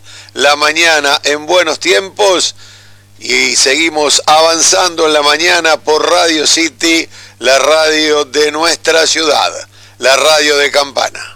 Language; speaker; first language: Spanish; native; Spanish